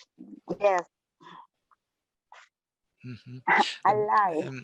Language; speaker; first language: English; non-native, learner; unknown